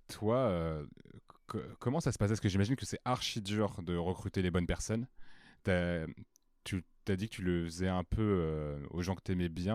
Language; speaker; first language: French; native; French